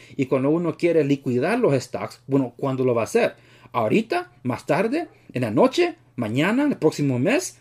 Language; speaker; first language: Spanish; early bilingual, heritage; Spanish